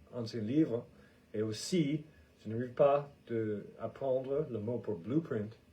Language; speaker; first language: French; non-native, learner; English